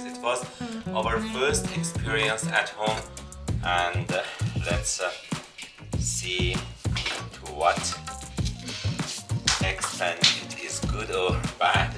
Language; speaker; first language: English; non-native, learner; Azerbaijani